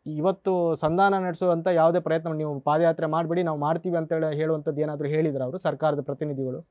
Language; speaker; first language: Kannada; native; Kannada